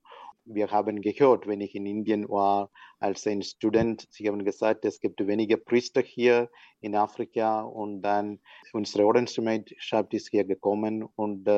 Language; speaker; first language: German; non-native, learner; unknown